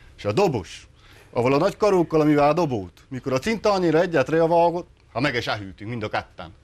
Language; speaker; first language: Hungarian; native; Hungarian